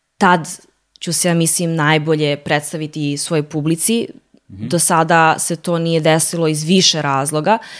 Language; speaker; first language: Serbian; early bilingual, heritage; Serbian